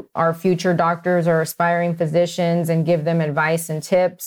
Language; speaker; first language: English; native; English